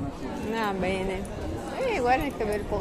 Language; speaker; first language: Italian; non-native, learner; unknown